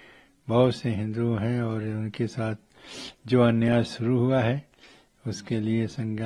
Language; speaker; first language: Hindi; native; Hindi